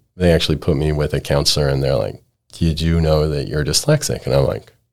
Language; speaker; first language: English; native; English